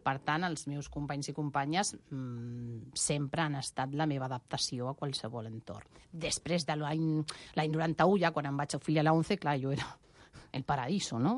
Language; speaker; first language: Catalan; non-native, local second language; Spanish